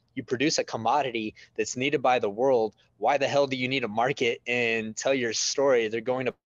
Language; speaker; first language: English; native; English